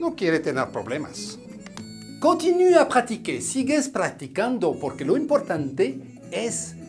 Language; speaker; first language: Spanish; non-native, fluent; French